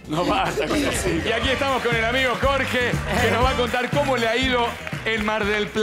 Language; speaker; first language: Spanish; native; Spanish